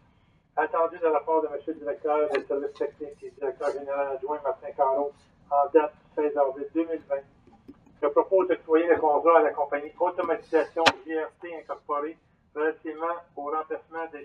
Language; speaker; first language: French; native; French